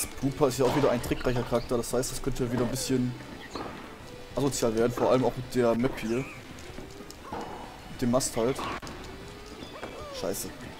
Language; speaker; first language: German; native; German